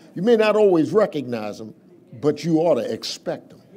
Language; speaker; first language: English; native; English